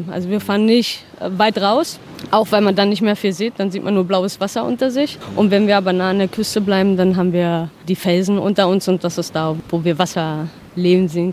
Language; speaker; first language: German; native; German